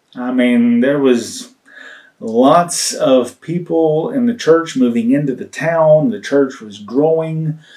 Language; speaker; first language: English; native; English